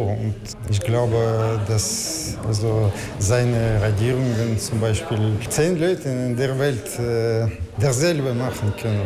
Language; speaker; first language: German; non-native, learner; Russian